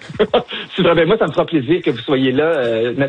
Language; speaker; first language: French; native; French